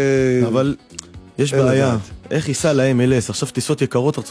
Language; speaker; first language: Hebrew; native; Hebrew